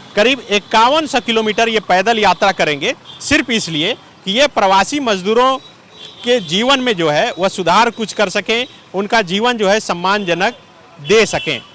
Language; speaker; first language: Hindi; native; Hindi